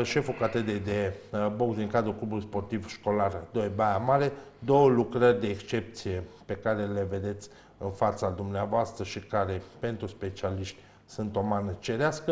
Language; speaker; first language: Romanian; native; Romanian